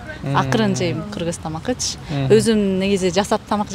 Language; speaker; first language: Kyrgyz; non-native, fluent; Japanese